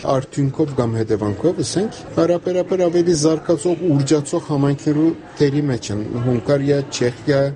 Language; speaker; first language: Armenian; native; Armenian